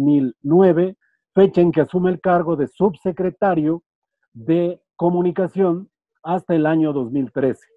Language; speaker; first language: Spanish; native; Spanish